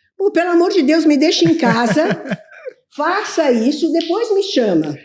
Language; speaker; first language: Portuguese; native; Portuguese